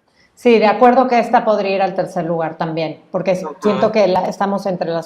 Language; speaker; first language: Spanish; native; Spanish